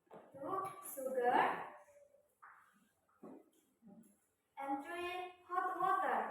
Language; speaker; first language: English; non-native, learner; Indonesian